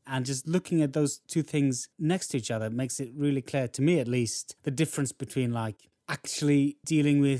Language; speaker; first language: English; non-native, fluent; Norwegian